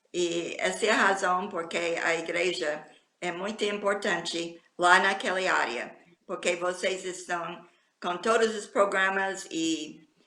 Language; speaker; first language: Portuguese; non-native, fluent; English